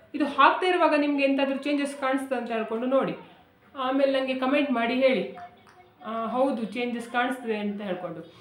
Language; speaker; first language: Kannada; non-native, local second language; Konkani